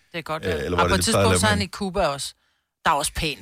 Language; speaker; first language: Danish; native; Danish